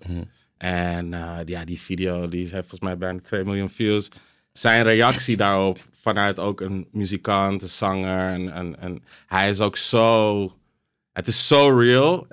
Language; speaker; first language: Dutch; early bilingual, other home language; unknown